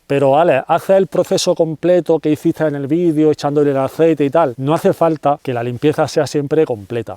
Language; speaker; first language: Spanish; native; Spanish